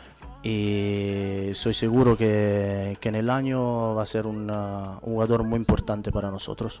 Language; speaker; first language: Spanish; non-native, fluent; Italian